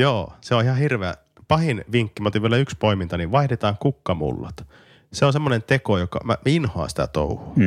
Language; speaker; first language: Finnish; native; Finnish